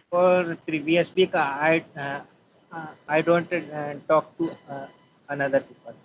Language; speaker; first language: English; non-native, learner; Hindi